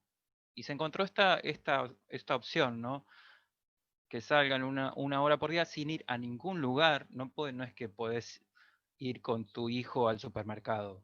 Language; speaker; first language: Spanish; native; Spanish